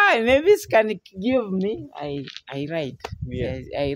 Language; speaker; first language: English; non-native, learner; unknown